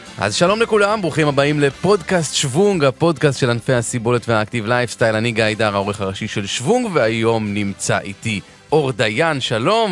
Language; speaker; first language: Hebrew; native; Hebrew